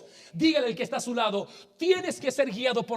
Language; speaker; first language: Spanish; native; Spanish